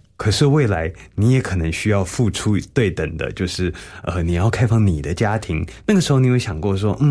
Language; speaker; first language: Chinese; native; Chinese